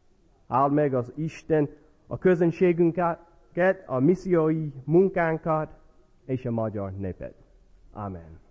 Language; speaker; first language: Hungarian; non-native, fluent; English